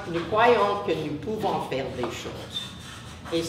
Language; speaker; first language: French; non-native, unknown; English